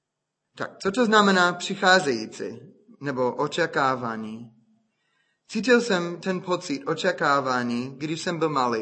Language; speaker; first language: Czech; non-native, fluent; English